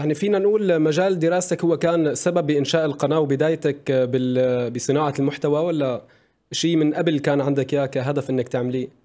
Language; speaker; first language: Arabic; native; Arabic